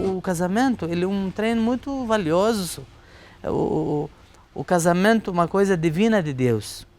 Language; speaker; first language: Portuguese; non-native, fluent; Arabic